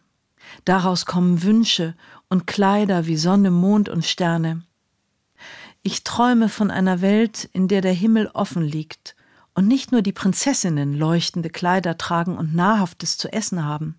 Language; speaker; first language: German; native; German